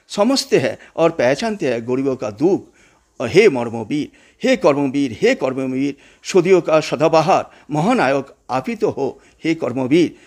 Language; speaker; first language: Hindi; non-native, local second language; Bangla